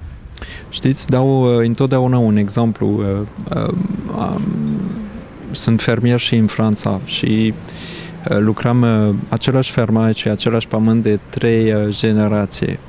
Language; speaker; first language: Romanian; non-native, fluent; French